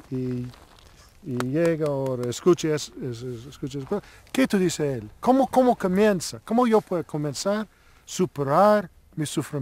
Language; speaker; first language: Spanish; non-native, learner; English